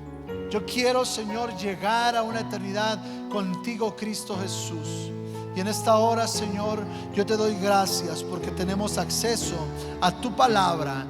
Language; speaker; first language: Spanish; native; Spanish